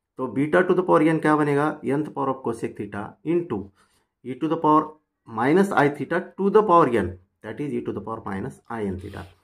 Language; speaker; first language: Hindi; non-native, local second language; Marathi